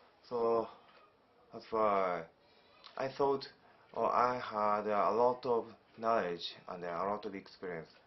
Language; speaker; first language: English; non-native, learner; Japanese